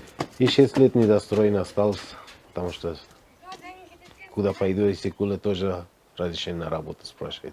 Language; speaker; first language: Russian; non-native, learner; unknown